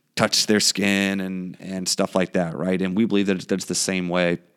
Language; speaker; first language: English; native; English